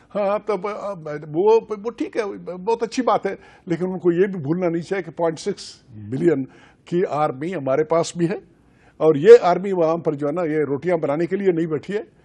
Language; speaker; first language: Urdu; non-native, local second language; Baluchi